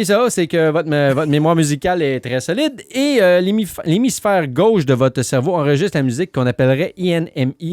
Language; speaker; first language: French; native; French